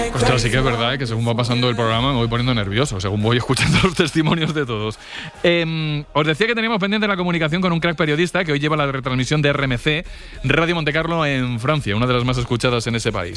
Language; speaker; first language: Spanish; native; Spanish